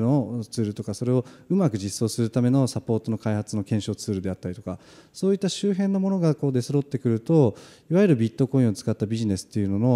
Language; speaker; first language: Japanese; native; Japanese